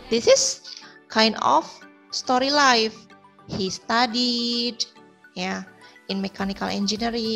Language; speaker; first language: English; non-native, learner; Indonesian